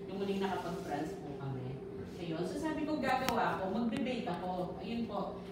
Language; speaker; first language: Filipino; non-native, local second language; Pampanga